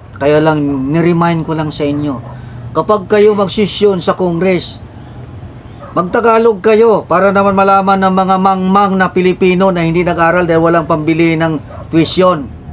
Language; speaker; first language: Filipino; non-native, local second language; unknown